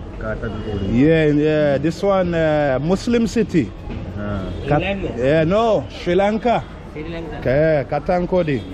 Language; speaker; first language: English; native; English